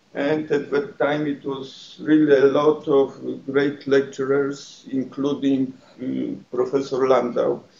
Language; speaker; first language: English; non-native, fluent; Polish